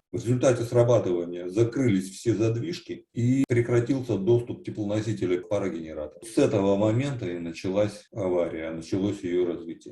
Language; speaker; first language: Russian; native; Russian